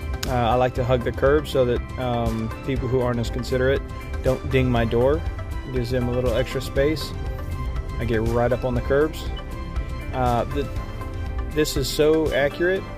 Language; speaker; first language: English; native; English